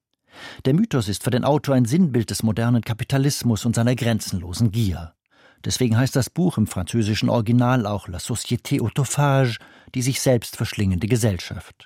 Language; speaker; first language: German; native; German